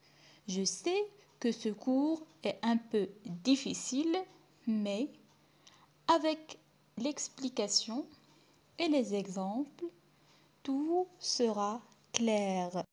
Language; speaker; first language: French; non-native, local second language; Arabic